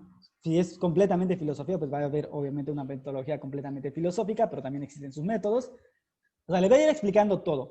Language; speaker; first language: Spanish; native; Spanish